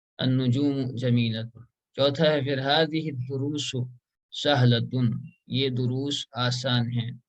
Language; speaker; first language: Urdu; non-native, local second language; Kashmiri